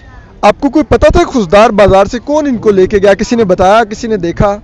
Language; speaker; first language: Urdu; native; Urdu